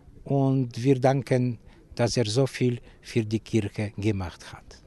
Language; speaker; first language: German; non-native, fluent; Polish